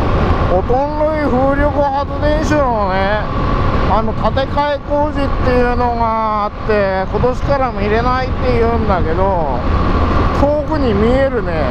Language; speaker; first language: Japanese; native; Japanese